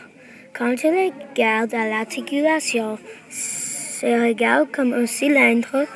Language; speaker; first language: French; non-native, learner; English